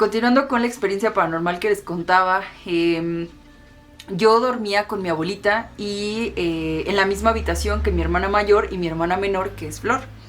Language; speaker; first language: Spanish; native; Spanish